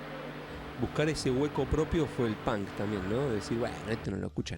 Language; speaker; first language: Spanish; native; Spanish